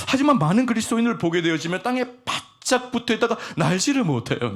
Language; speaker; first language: Korean; native; Korean